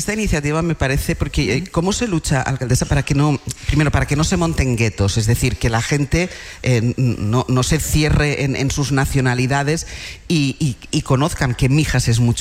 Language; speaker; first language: Spanish; native; Spanish